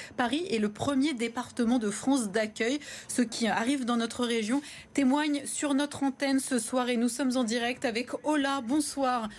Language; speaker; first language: French; native; French